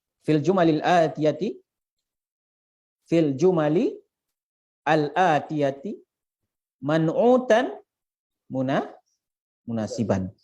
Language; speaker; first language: Arabic; non-native, fluent; Indonesian